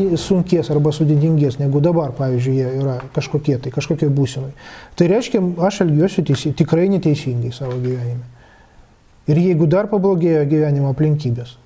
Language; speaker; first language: Lithuanian; non-native, local second language; Russian